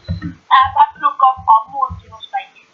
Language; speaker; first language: Norwegian; native; Norwegian